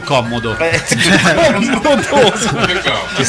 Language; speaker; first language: Italian; native; Italian